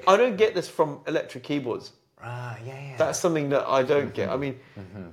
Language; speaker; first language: English; native; English